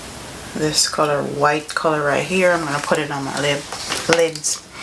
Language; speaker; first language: English; native; English